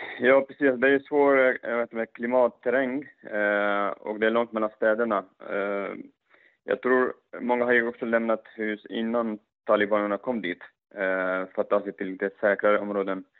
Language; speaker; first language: Swedish; non-native, fluent; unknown